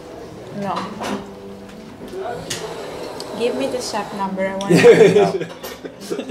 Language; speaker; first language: English; non-native, fluent; Italian